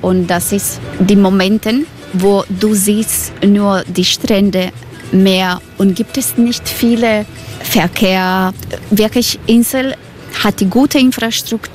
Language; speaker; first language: German; non-native, learner; Croatian